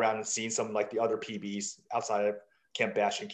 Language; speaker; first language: English; early bilingual, other home language; Chinese